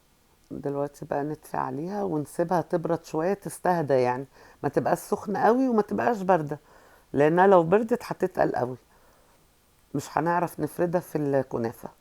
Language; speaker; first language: Arabic; native; Arabic